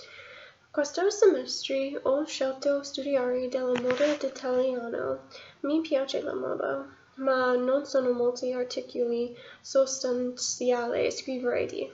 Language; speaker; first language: Italian; non-native, learner; English